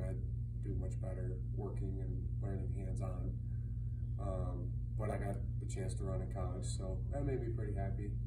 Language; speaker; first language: English; native; English